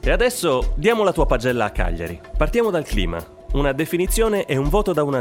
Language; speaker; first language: Italian; native; Italian